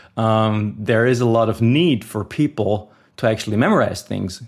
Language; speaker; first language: English; non-native, fluent; German